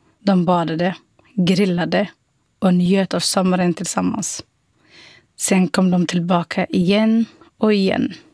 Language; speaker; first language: Swedish; non-native, fluent; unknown